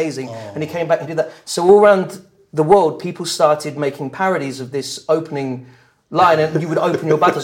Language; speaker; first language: English; native; English